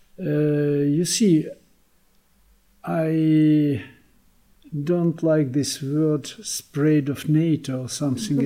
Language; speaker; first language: English; non-native, learner; Ukrainian